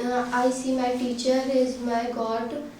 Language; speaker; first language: English; non-native, learner; Hindi